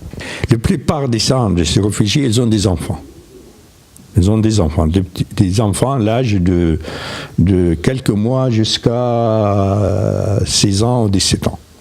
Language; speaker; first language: French; non-native, fluent; Arabic